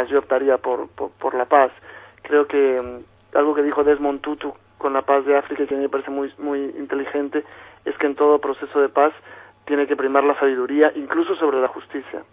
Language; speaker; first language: Spanish; native; Spanish